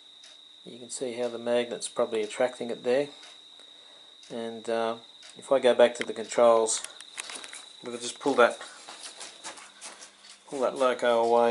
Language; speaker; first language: English; native; English